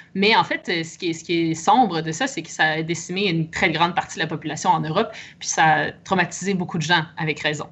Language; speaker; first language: French; native; French